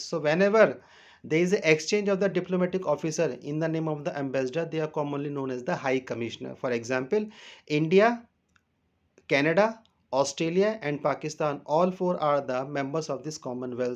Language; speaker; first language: English; non-native, local second language; Hindi